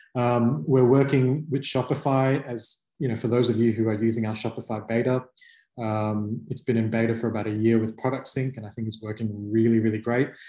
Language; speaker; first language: English; native; English